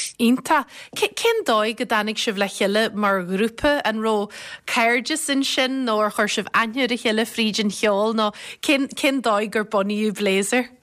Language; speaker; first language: Irish; native; Irish